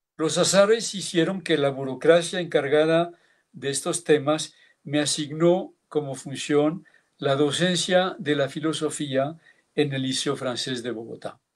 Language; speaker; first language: Spanish; early bilingual, heritage; Basque